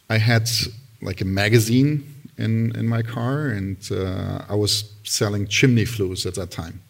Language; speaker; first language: English; non-native, fluent; German